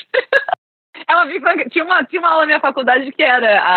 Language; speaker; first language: Portuguese; early bilingual, other home language; English